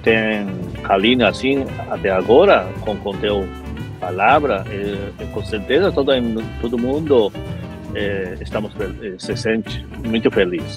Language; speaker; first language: Portuguese; non-native, fluent; Japanese